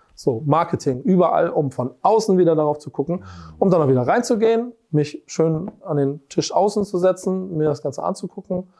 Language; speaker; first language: German; native; German